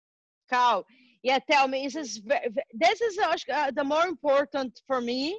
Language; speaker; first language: English; non-native, learner; Portuguese